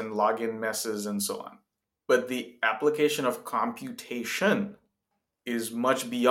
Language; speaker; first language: English; non-native, local second language; Gujarati